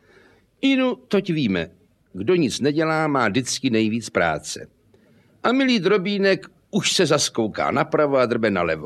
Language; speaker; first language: Czech; native; Czech